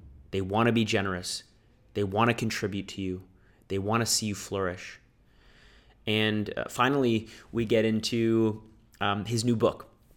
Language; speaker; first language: English; native; English